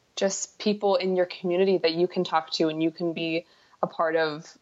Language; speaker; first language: English; native; English